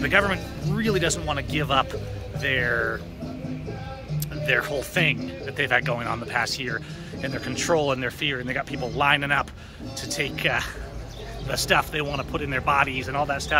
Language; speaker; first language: English; native; English